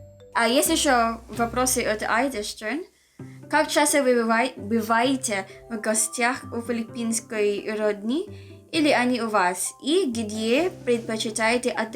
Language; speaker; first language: Russian; non-native, learner; Filipino